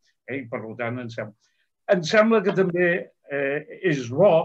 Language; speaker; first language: Catalan; native; Catalan